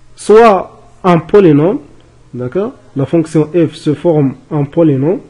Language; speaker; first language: French; non-native, local second language; Arabic